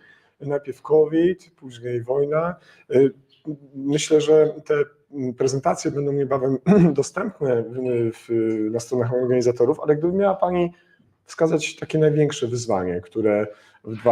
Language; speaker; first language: Polish; native; Polish